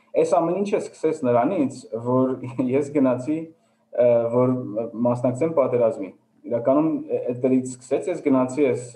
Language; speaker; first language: Armenian; early bilingual, heritage; Armenian